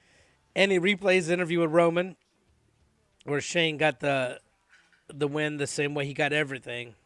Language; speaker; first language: English; native; English